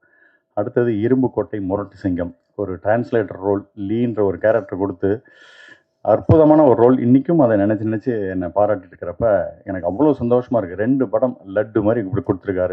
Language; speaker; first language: Tamil; native; Tamil